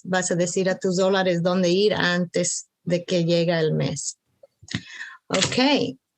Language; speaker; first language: Spanish; early bilingual, heritage; Spanish